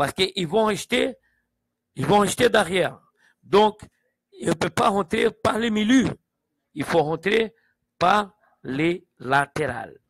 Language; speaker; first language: French; non-native, fluent; Portuguese